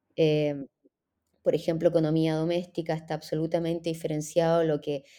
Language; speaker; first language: Spanish; native; Spanish